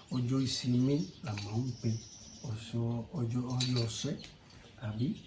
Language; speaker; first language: Yoruba; non-native, learner; Spanish